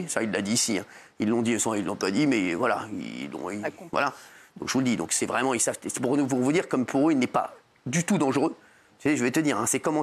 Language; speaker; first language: French; native; French